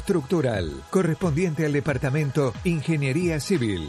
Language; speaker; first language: Spanish; native; Spanish